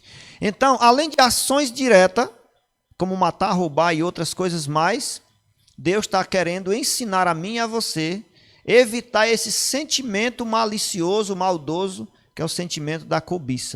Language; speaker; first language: Portuguese; native; Portuguese